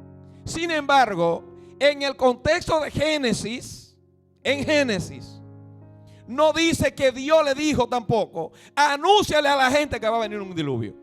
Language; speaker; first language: Spanish; native; Spanish